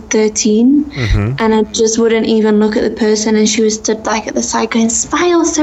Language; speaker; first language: English; native; English